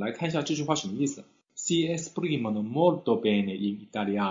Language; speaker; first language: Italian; non-native, fluent; Chinese